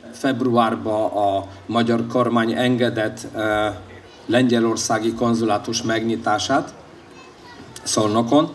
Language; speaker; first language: Hungarian; non-native, fluent; Polish